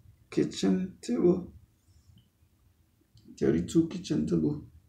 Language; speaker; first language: English; non-native, learner; Haitian Creole